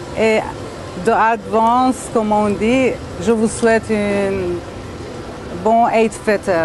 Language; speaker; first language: French; non-native, learner; Persian